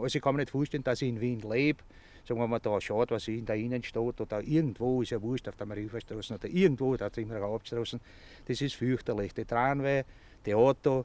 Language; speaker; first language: German; native; German